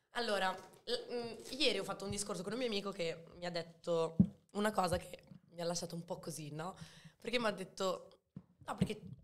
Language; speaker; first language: Italian; early bilingual, other home language; Arabic